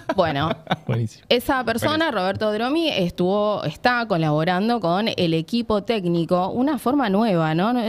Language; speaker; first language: Spanish; native; Spanish